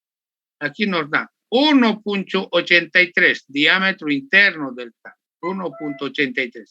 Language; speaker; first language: Spanish; native; Spanish